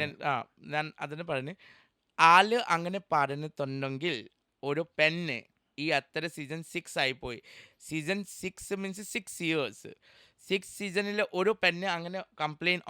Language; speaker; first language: Malayalam; non-native, local second language; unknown